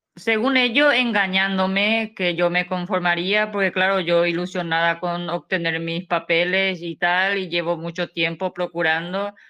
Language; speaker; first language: Spanish; native; Spanish